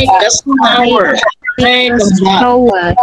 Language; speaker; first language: English; non-native, fluent; Indonesian